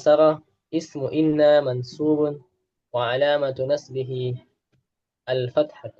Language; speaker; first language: Arabic; non-native, learner; Indonesian